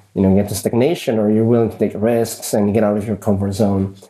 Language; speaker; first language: English; early bilingual, other home language; Spanish